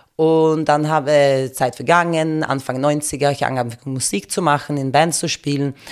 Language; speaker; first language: German; non-native, fluent; Finnish